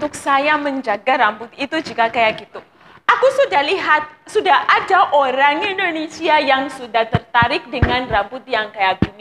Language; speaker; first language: Indonesian; non-native, fluent; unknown